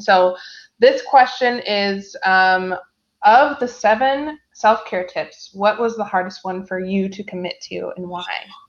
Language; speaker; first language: English; native; English